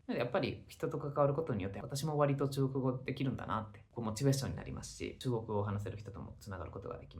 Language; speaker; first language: Japanese; non-native, fluent; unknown